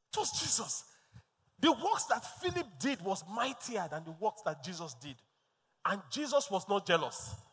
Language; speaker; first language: English; non-native, local second language; Yoruba